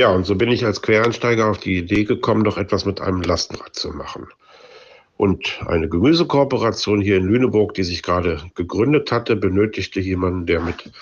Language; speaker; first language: German; native; German